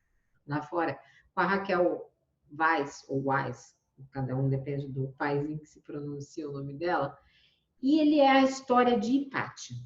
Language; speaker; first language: Portuguese; native; Portuguese